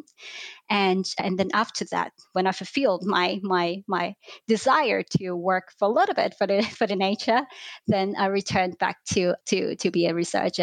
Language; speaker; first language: English; non-native, local second language; Cantonese